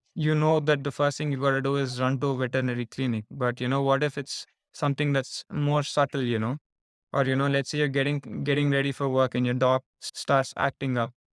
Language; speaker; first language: English; non-native, local second language; Telugu